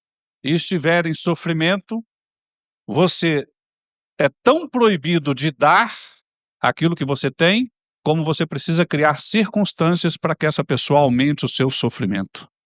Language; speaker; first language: Portuguese; native; Portuguese